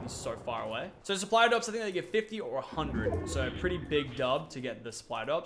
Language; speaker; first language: English; native; English